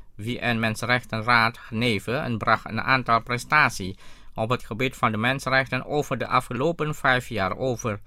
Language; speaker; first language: Dutch; non-native, fluent; Indonesian